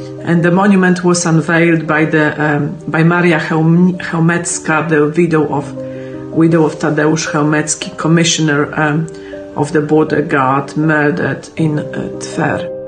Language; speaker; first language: English; non-native, fluent; Polish